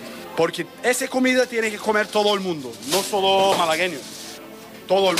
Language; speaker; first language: Spanish; non-native, learner; Turkish